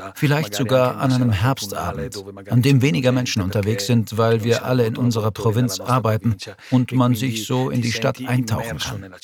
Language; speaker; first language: German; non-native, fluent; Italian